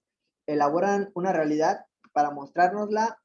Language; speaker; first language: Spanish; native; Spanish